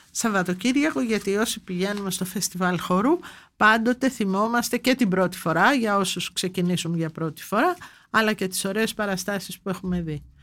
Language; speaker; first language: Greek; native; Greek